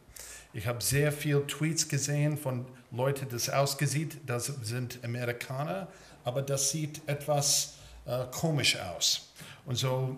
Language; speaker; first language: German; early bilingual, heritage; English